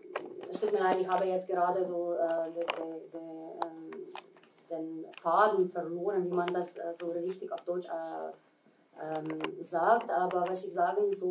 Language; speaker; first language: German; non-native, fluent; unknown